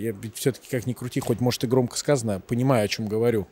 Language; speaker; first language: Russian; native; Russian